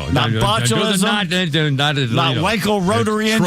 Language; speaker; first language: English; native; English